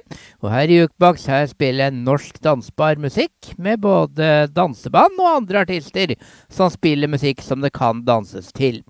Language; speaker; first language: Norwegian; native; Norwegian